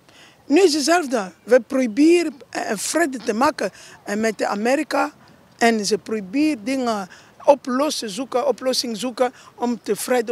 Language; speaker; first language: Dutch; non-native, learner; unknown